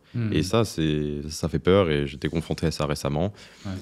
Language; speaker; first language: French; native; French